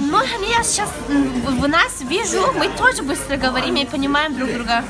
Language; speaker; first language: Russian; non-native, learner; German